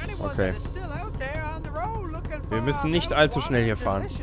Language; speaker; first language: German; native; German